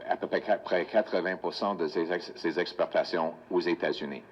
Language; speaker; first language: French; non-native, local second language; English